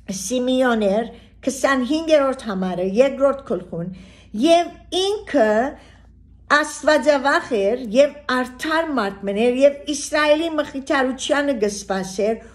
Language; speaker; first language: Armenian; early bilingual, heritage; Armenian